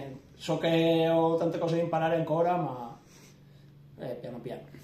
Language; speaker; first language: Italian; non-native, learner; Spanish